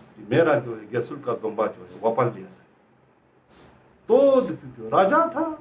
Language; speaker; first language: Hindi; native; Hindi